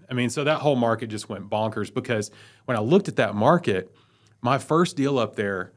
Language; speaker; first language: English; native; English